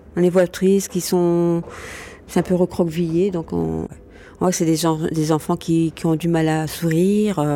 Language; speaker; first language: French; non-native, local second language; Arabic